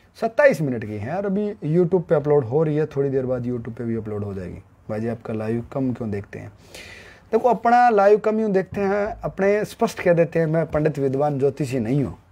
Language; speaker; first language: Hindi; native; Hindi